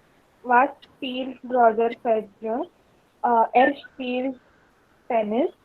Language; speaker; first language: German; non-native, learner; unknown